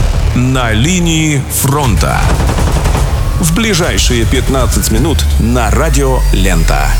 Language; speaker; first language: Russian; native; Russian